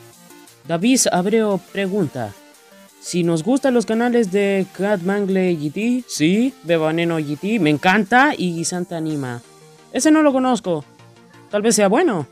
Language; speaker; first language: Spanish; native; Spanish